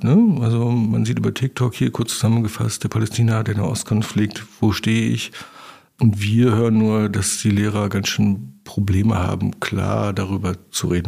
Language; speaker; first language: German; native; German